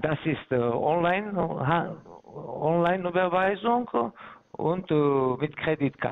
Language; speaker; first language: German; non-native, fluent; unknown